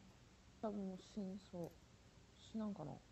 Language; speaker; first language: Japanese; native; Japanese